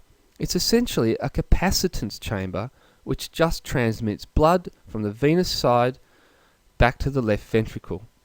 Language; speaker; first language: English; native; English